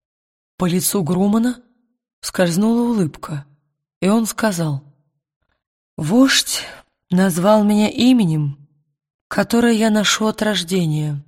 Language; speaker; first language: Russian; native; Russian